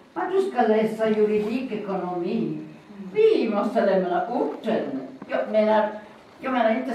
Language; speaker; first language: Swedish; non-native, fluent; Italian